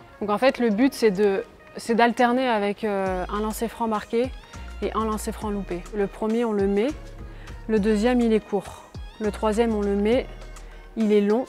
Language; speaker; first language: French; native; French